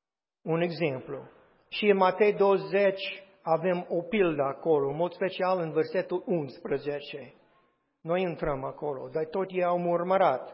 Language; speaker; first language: Romanian; non-native, fluent; English